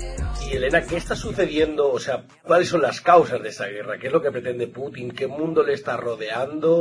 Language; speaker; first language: Spanish; native; Spanish